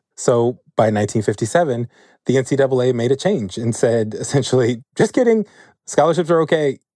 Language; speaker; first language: English; native; English